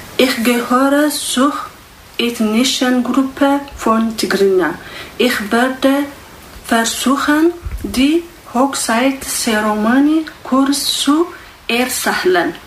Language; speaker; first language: German; non-native, learner; Tigrinya